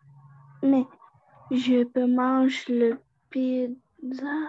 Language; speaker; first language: French; non-native, learner; Russian